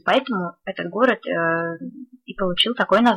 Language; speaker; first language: Russian; native; Russian